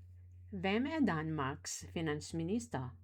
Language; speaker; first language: Danish; non-native, fluent; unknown